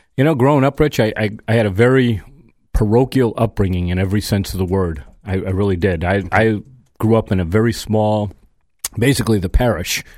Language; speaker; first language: English; native; English